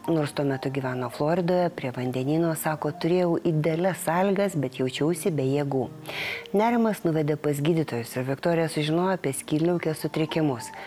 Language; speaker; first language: Lithuanian; native; Lithuanian